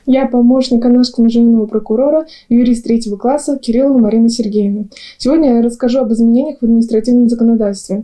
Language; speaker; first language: Russian; native; Russian